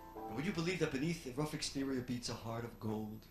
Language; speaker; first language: English; native; English